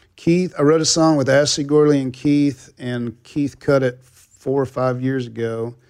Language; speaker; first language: English; native; English